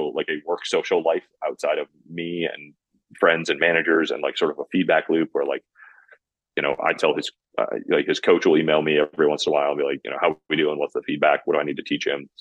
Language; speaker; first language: English; native; English